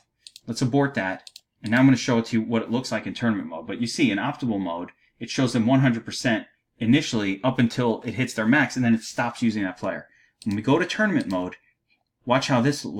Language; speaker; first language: English; native; English